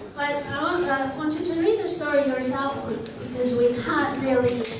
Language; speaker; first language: English; non-native, fluent; Chinese